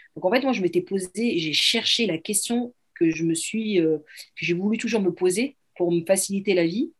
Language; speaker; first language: French; early bilingual, other home language; Arabic